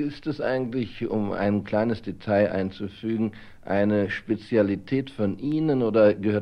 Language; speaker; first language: German; native; German